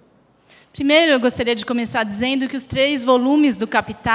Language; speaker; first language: Portuguese; native; Portuguese